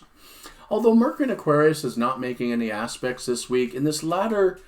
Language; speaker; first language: English; native; English